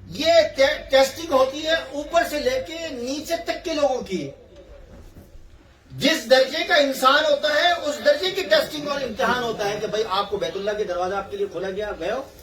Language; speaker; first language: Urdu; native; Urdu